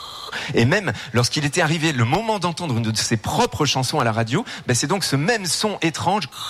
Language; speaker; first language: French; native; French